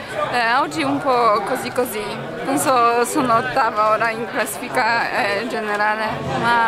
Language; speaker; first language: Italian; non-native, learner; Polish